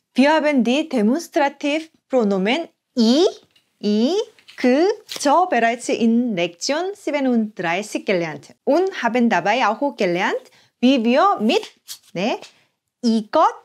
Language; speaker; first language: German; non-native, fluent; Korean